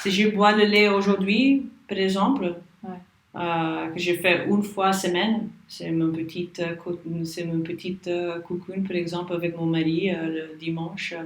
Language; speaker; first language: French; non-native, learner; English